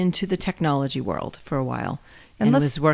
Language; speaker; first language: English; native; English